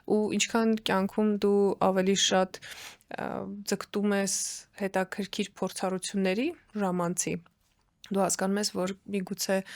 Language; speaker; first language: Armenian; early bilingual, heritage; Armenian